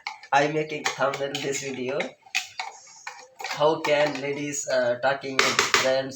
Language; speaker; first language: English; non-native, learner; Urdu